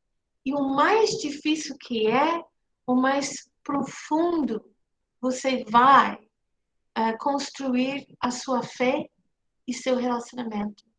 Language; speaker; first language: Portuguese; non-native, fluent; English